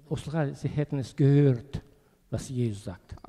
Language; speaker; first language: German; non-native, learner; Russian